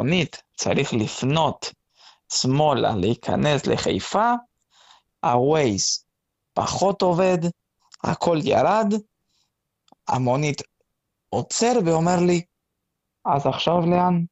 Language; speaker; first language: Hebrew; non-native, fluent; Spanish